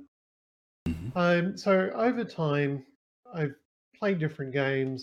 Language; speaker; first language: English; native; English